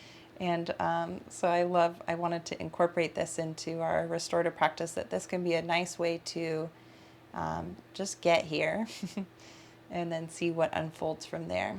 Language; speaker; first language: English; native; English